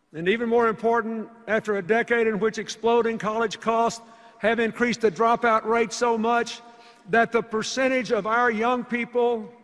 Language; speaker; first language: English; native; English